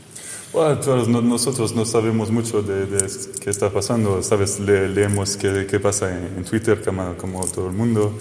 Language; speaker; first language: Spanish; non-native, fluent; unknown